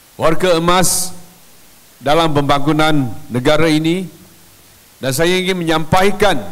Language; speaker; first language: Malay; non-native, local second language; Chinese